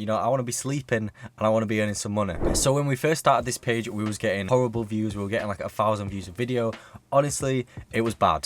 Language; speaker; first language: English; native; English